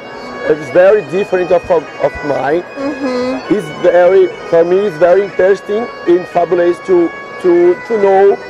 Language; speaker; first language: English; non-native, learner; Portuguese